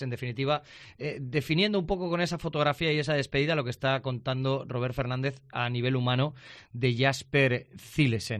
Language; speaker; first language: Spanish; native; Spanish